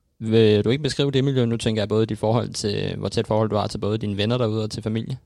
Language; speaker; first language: Danish; native; Danish